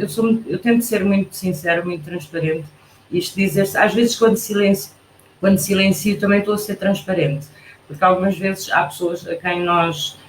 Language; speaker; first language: Portuguese; native; Portuguese